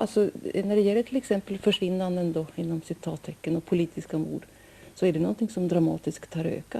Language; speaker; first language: Swedish; native; Swedish